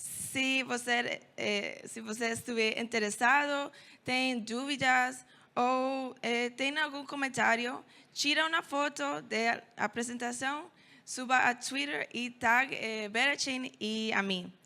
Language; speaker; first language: Portuguese; non-native, learner; Spanish